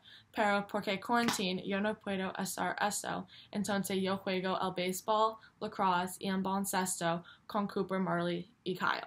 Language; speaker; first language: Spanish; non-native, learner; English